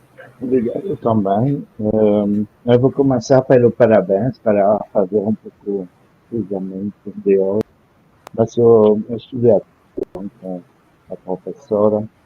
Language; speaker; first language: Portuguese; non-native, fluent; French